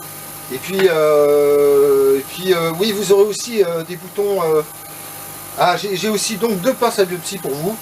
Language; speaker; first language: French; native; French